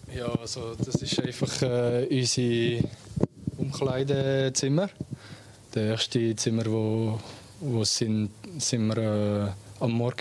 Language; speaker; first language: German; non-native, local second language; French